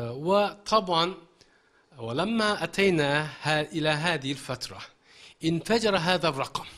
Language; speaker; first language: Arabic; non-native, fluent; Turkish